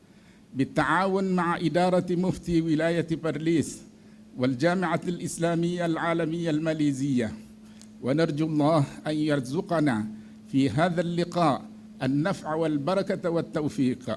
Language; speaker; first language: Arabic; non-native, fluent; Malay